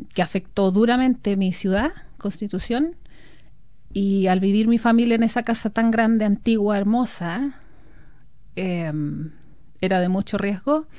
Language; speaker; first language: Spanish; native; Spanish